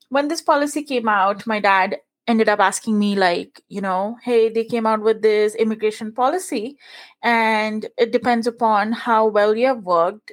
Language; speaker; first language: English; non-native, local second language; Punjabi